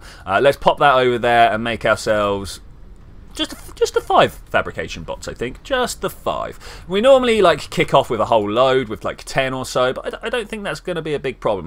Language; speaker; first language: English; native; English